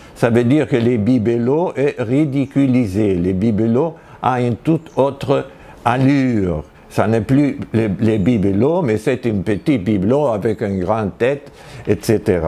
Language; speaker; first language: French; non-native, fluent; Spanish